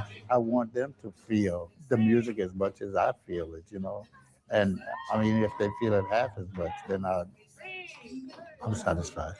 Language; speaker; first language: English; native; English